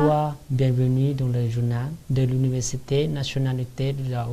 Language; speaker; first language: French; non-native, learner; Lao